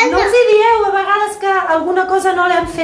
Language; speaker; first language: Catalan; native; Catalan